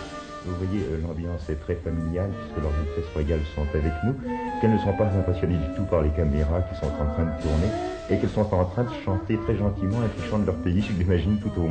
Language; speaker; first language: French; native; French